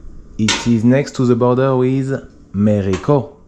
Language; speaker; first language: English; non-native, fluent; Spanish